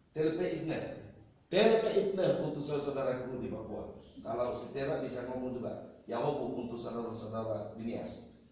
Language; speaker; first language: Indonesian; non-native, local second language; Nias